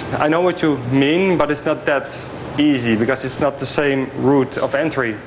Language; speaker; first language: English; non-native, fluent; Dutch